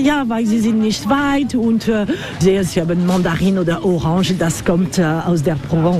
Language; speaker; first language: German; non-native, learner; French